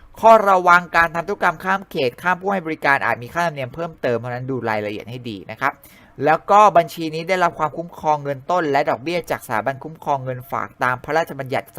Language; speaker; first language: Thai; native; Thai